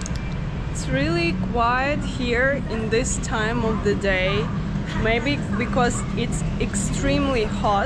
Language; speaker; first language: English; non-native, fluent; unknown